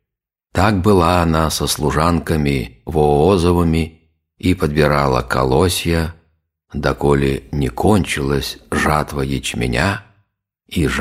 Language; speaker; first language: Russian; native; Russian